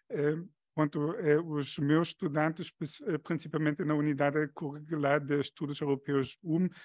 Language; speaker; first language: Portuguese; non-native, fluent; German